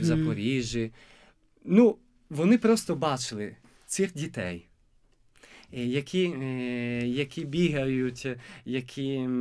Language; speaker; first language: Ukrainian; non-native, fluent; Italian